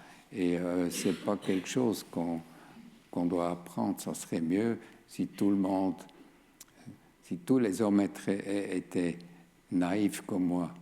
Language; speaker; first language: French; non-native, fluent; German